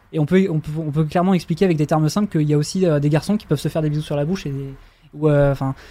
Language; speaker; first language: French; native; French